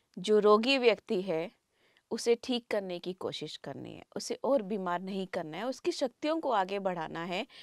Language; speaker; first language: Hindi; native; Hindi